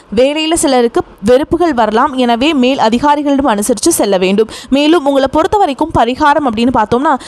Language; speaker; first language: Tamil; native; Tamil